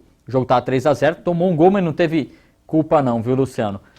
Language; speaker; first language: Portuguese; native; Portuguese